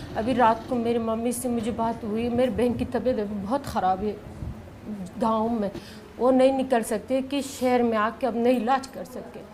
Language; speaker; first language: Hindi; non-native, fluent; Persian